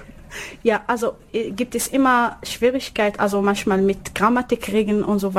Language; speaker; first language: German; non-native, learner; Arabic